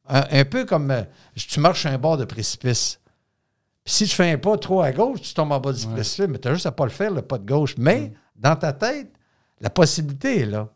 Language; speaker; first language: French; native; French